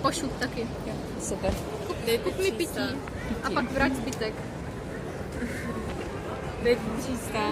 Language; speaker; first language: Czech; non-native, learner; Ukrainian